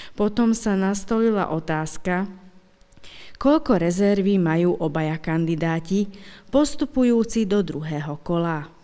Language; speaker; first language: Slovak; non-native, local second language; Hungarian